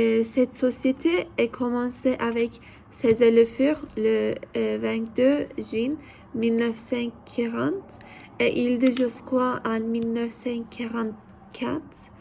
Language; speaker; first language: French; non-native, learner; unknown